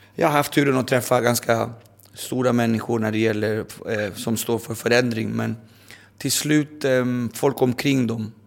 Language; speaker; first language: Swedish; early bilingual, other home language; Spanish